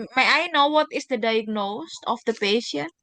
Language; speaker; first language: English; non-native, fluent; Indonesian